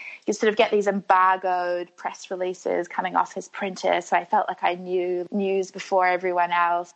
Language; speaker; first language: English; native; English